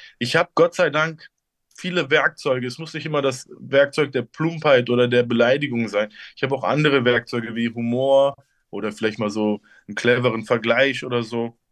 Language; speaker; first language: German; early bilingual, other home language; Turkish